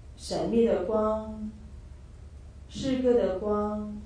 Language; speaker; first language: Chinese; non-native, fluent; English